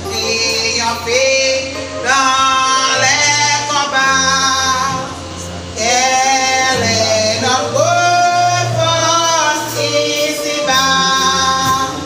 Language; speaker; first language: French; non-native, local second language; Haitian Creole